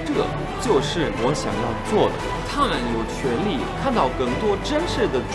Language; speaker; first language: Chinese; non-native, fluent; German